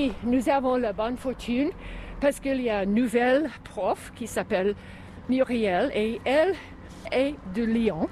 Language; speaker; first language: French; non-native, fluent; English